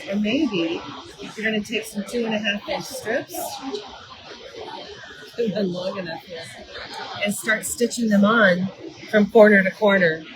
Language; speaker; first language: English; native; English